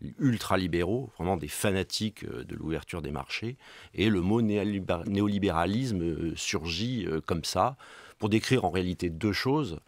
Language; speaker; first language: French; native; French